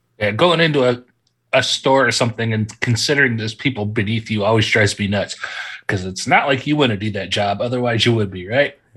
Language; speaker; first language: English; native; English